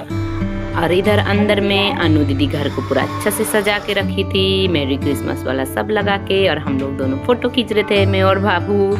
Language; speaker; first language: Hindi; native; Hindi